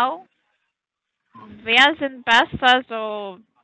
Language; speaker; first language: German; non-native, fluent; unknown